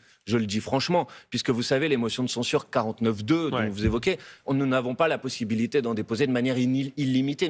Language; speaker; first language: French; native; French